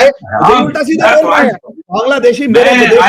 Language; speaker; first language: Hindi; native; Hindi